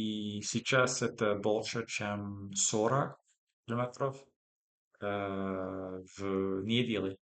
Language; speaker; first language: Russian; non-native, learner; English